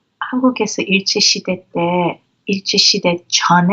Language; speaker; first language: Korean; early bilingual, heritage; English